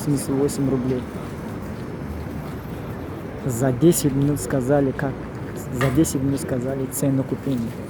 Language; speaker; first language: Russian; non-native, learner; Tajik